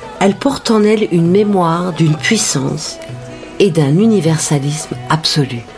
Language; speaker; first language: French; native; French